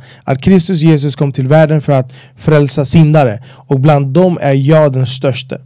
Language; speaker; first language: Swedish; non-native, fluent; Spanish